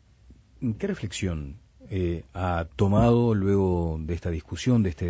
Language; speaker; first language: Spanish; native; Spanish